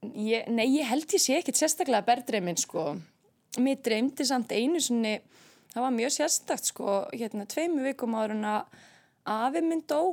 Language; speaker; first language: Icelandic; native; Icelandic